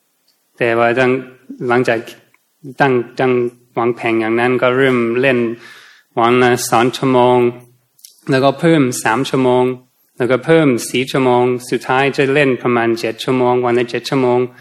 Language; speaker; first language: Thai; non-native, fluent; English